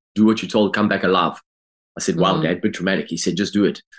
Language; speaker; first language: English; native; English